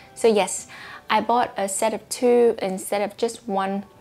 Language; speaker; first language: English; non-native, fluent; Vietnamese